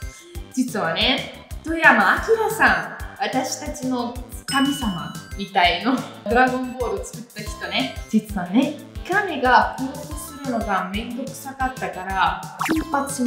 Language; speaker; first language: Japanese; non-native, fluent; Italian